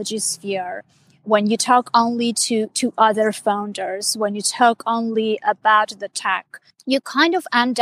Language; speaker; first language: English; non-native, fluent; Armenian